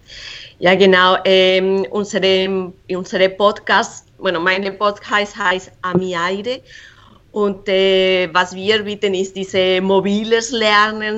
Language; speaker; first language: German; non-native, fluent; Spanish